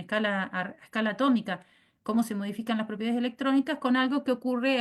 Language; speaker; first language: Spanish; native; Spanish